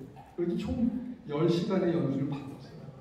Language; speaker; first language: Korean; native; Korean